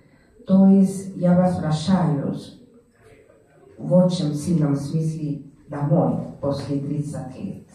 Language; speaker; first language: Russian; non-native, learner; Spanish